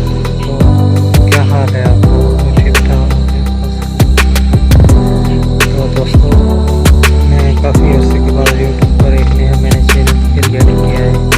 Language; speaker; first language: Hindi; non-native, local second language; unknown